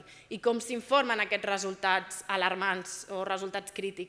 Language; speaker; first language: Catalan; native; Catalan